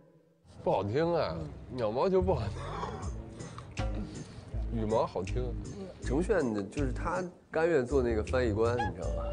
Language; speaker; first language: Chinese; native; Chinese